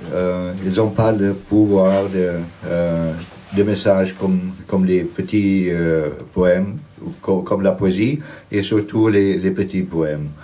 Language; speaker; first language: French; non-native, fluent; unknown